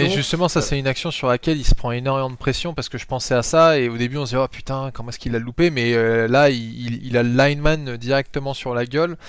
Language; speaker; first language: French; native; French